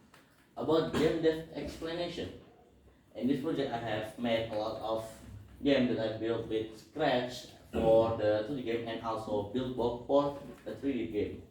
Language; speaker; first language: English; non-native, learner; Indonesian